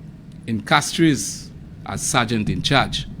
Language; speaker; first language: English; non-native, local second language; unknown